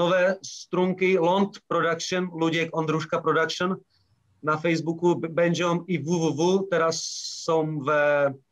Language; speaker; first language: Polish; non-native, learner; Czech